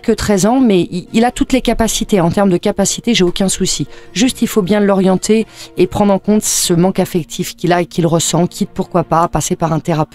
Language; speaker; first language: French; native; French